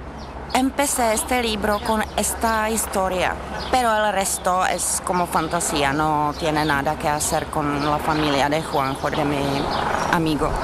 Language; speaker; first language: Spanish; non-native, fluent; Czech